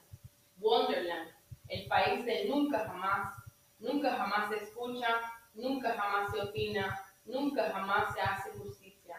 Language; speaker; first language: English; non-native, learner; Spanish